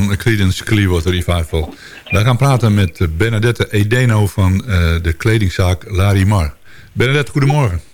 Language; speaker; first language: Dutch; native; Dutch